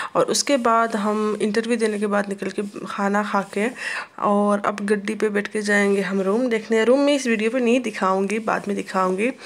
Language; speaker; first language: Hindi; non-native, local second language; Assamese